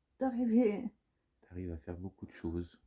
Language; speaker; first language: French; native; French